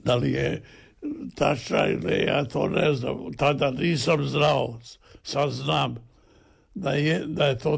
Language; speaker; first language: Serbian; native; Serbian